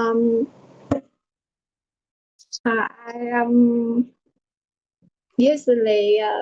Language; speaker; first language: English; non-native, learner; Vietnamese